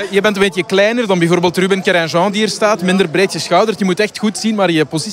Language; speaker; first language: Dutch; native; Dutch